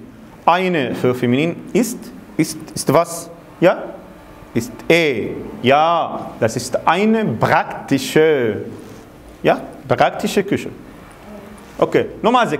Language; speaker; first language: German; non-native, fluent; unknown